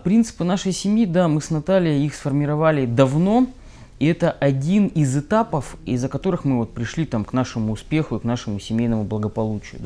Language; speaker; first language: Russian; native; Russian